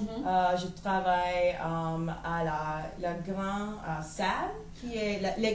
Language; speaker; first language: French; non-native, learner; English